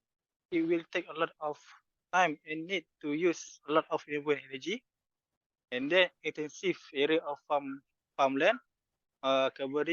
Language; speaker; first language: English; non-native, fluent; Malay